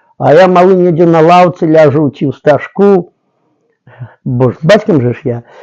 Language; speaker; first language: Belarusian; native; Belarusian